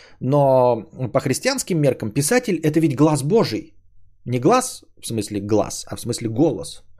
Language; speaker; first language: Russian; native; Russian